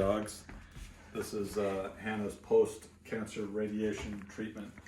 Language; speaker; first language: English; native; English